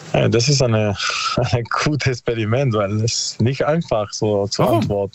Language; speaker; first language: German; non-native, learner; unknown